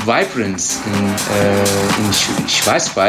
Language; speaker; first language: German; non-native, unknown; Turkish